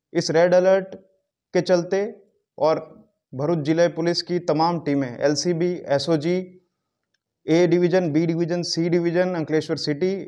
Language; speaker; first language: Hindi; non-native, local second language; Gujarati